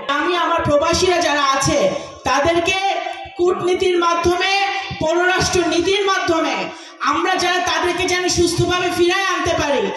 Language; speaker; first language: Bangla; native; Bangla